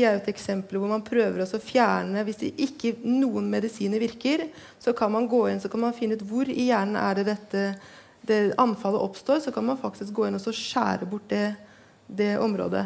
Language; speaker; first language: Norwegian; native; Norwegian